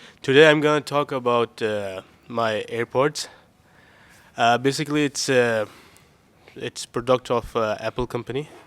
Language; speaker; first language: English; non-native, learner; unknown